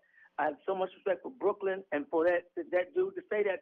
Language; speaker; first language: English; native; English